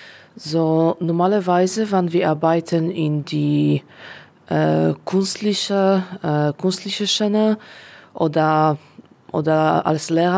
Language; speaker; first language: German; non-native, learner; Polish